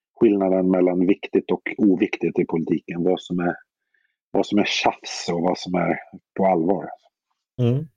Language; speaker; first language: Swedish; native; Swedish